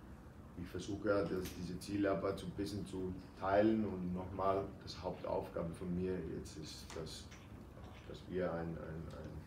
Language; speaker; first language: German; non-native, fluent; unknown